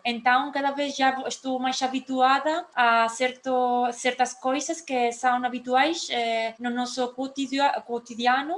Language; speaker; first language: Portuguese; non-native, fluent; Spanish